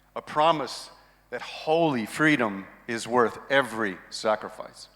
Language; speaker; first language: English; native; English